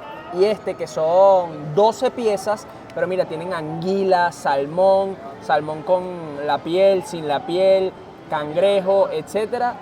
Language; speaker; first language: Spanish; native; Spanish